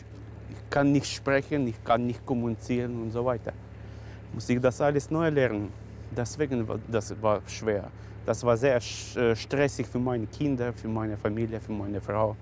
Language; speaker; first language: German; non-native, learner; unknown